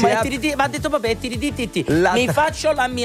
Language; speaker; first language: Italian; native; Italian